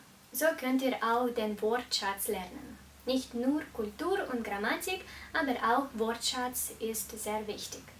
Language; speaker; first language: German; non-native, fluent; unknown